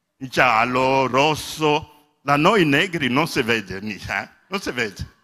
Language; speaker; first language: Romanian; non-native, fluent; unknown